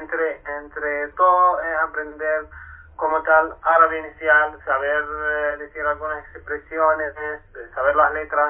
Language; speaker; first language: Spanish; non-native, fluent; Arabic